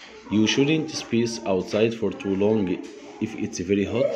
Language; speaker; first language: English; non-native, fluent; Arabic